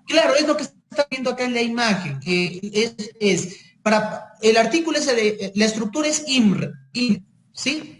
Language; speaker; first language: Spanish; native; Spanish